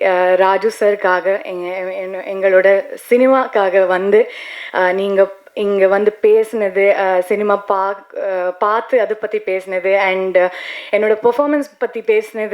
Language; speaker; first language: Tamil; non-native, learner; Kannada